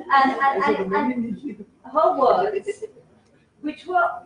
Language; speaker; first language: English; native; English